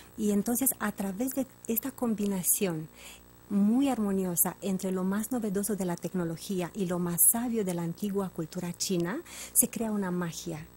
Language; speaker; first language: Spanish; non-native, fluent; Romanian